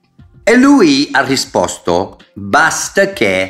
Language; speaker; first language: Italian; non-native, fluent; English